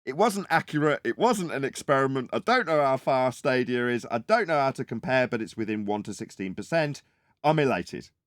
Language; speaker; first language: English; native; English